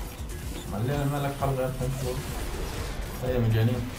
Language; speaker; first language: Arabic; native; Arabic